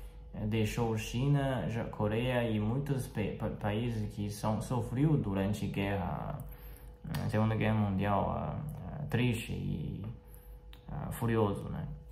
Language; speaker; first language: Portuguese; non-native, fluent; Chinese